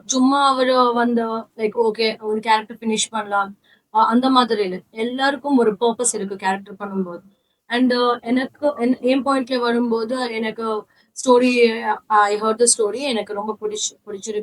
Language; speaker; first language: Tamil; non-native, learner; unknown